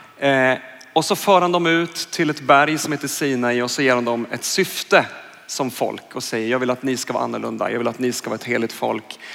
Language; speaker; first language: Swedish; native; Swedish